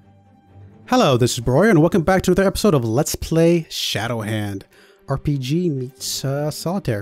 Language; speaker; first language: English; native; English